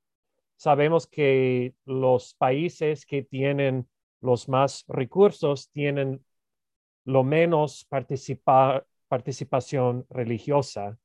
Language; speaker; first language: Spanish; non-native, fluent; English